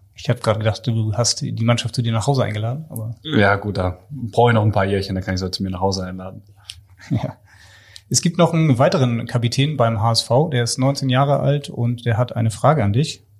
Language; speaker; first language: German; native; German